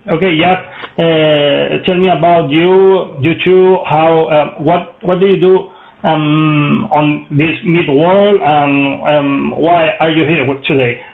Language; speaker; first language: English; non-native, learner; Spanish